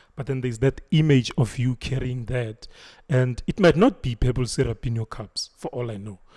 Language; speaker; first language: English; non-native, local second language; Zulu